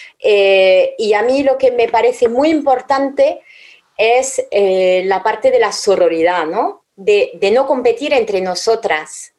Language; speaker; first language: Spanish; non-native, fluent; French